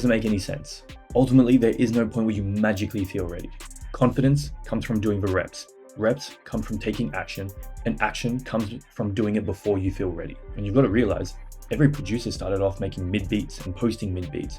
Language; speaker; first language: English; native; English